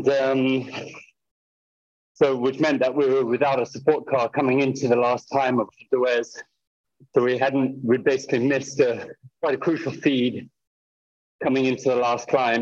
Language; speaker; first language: English; native; English